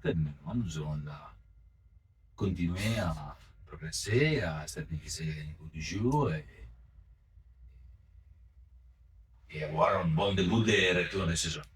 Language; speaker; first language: French; non-native, learner; Italian